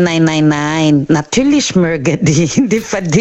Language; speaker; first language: German; non-native, learner; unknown